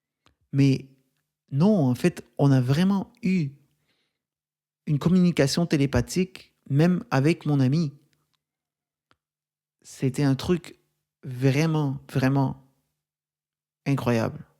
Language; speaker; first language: French; native; French